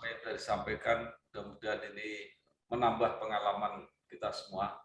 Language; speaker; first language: Indonesian; native; Indonesian